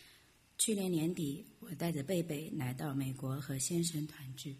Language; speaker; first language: Chinese; native; Chinese